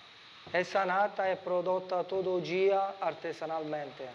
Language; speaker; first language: Portuguese; non-native, learner; Italian